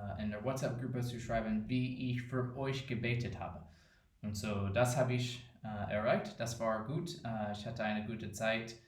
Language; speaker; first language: German; non-native, fluent; English